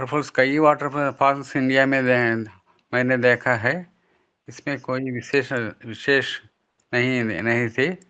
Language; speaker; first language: Hindi; non-native, local second language; Telugu